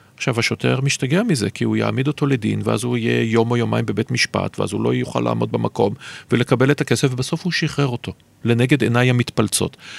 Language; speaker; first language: Hebrew; native; Hebrew